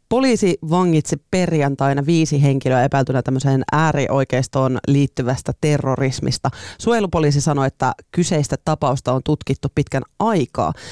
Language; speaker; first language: Finnish; native; Finnish